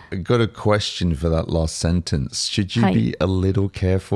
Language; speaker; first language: English; native; English